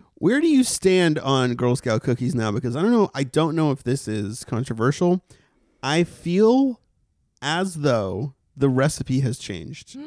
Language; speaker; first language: English; native; English